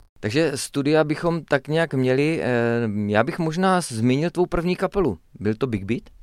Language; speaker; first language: Czech; native; Czech